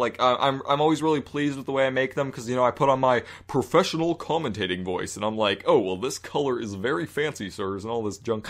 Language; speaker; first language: English; native; English